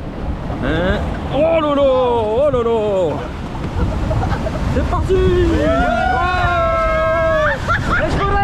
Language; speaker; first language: French; native; French